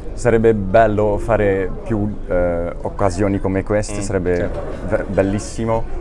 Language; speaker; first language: Italian; non-native, fluent; Dutch